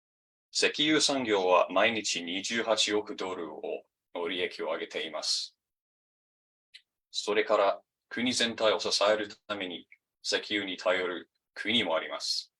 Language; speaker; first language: Japanese; non-native, fluent; English